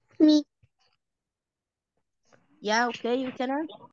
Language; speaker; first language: English; non-native, fluent; Arabic